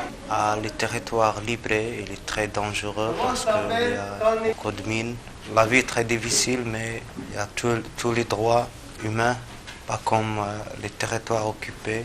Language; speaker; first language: French; non-native, learner; Arabic